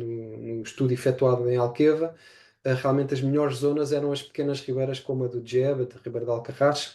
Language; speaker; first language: Portuguese; native; Portuguese